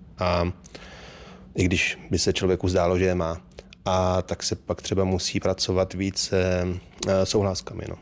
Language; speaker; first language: Czech; early bilingual, heritage; Czech